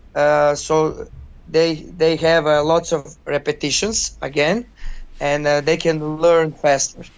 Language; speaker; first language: English; non-native, learner; Croatian